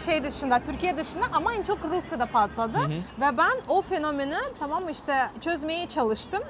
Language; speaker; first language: Turkish; non-native, fluent; Russian